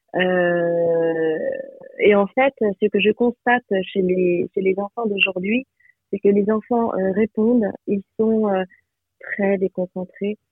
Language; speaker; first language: French; early bilingual, other home language; Japanese